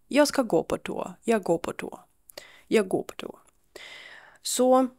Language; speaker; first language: Swedish; non-native, fluent; Ukrainian